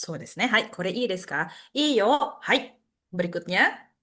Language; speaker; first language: Japanese; non-native, fluent; Indonesian